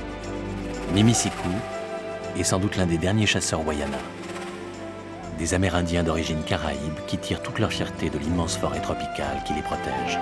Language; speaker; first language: French; native; French